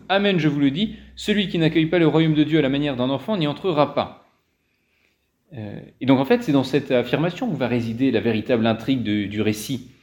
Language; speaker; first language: French; native; French